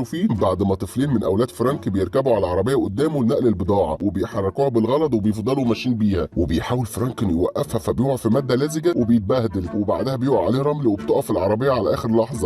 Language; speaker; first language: Arabic; native; Arabic